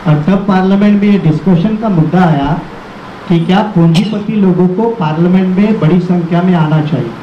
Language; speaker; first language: Hindi; non-native, local second language; Marathi